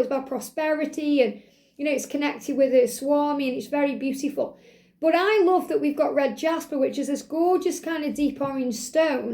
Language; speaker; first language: English; native; English